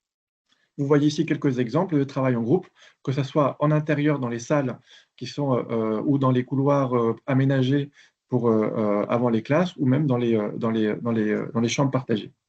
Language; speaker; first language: French; native; French